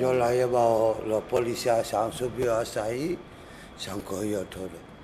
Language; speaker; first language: Spanish; non-native, learner; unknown